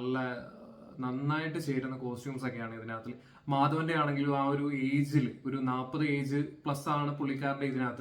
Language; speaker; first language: Malayalam; native; Malayalam